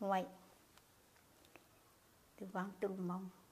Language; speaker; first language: French; non-native, learner; Khmer